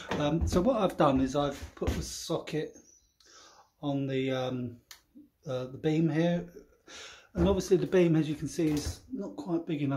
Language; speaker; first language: English; native; English